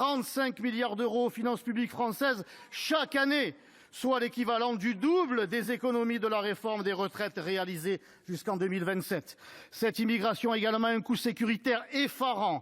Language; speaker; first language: French; native; French